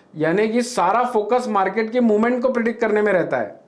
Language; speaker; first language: Hindi; native; Hindi